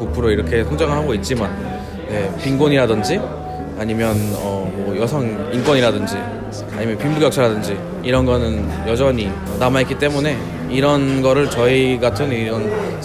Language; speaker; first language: Korean; early bilingual, other home language; Bangla